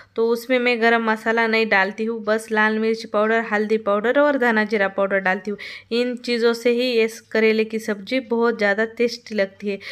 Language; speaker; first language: Hindi; non-native, local second language; Marathi